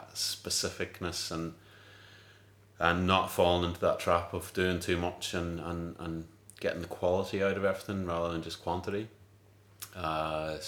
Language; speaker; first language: English; native; English